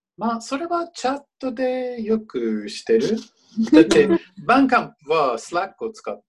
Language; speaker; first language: Japanese; non-native, fluent; English